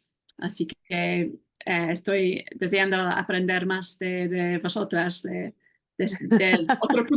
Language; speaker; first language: Spanish; non-native, fluent; English